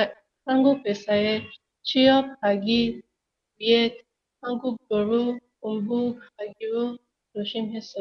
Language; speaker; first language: Korean; non-native, learner; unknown